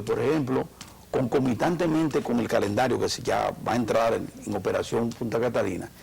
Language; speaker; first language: Spanish; native; Spanish